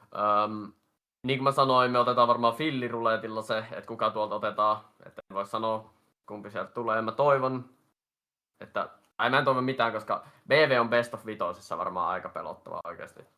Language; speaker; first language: Finnish; native; Finnish